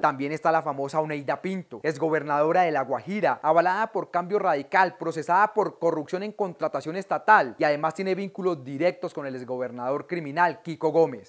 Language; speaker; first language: Spanish; native; Spanish